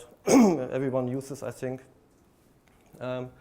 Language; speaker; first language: English; non-native, fluent; German